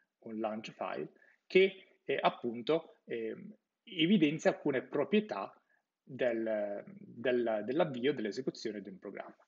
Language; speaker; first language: Italian; native; Italian